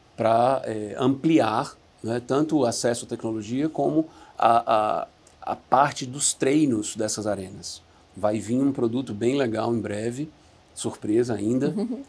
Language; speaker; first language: Portuguese; native; Portuguese